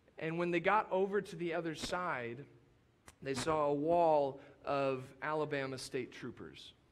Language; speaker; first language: English; native; English